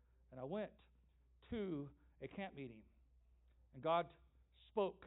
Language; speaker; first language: English; native; English